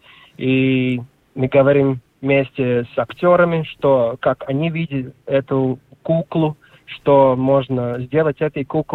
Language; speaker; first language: Russian; non-native, local second language; Latvian